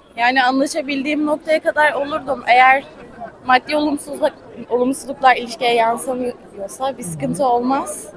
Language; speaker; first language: Turkish; non-native, fluent; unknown